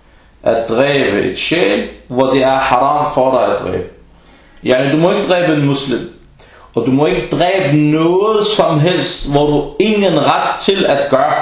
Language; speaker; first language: Danish; non-native, fluent; Arabic